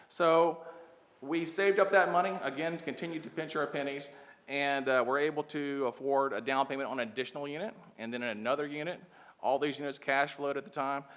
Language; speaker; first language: English; native; English